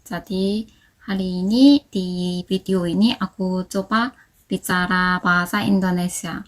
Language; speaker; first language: Indonesian; non-native, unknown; Korean